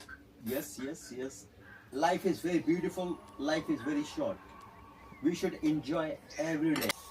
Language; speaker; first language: English; non-native, learner; Hindi